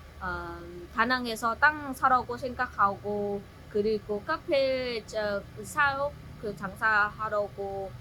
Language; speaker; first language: Korean; non-native, learner; Vietnamese